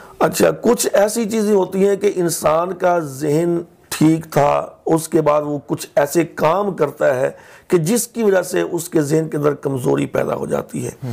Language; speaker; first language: Urdu; non-native, local second language; Punjabi